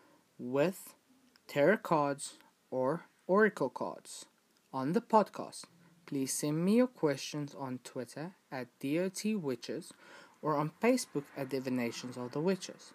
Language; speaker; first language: English; non-native, fluent; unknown